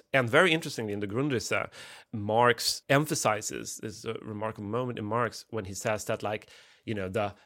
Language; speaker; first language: English; non-native, fluent; Swedish